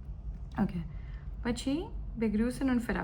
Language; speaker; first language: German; non-native, learner; Gujarati